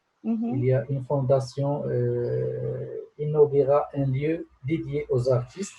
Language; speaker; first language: French; non-native, local second language; Arabic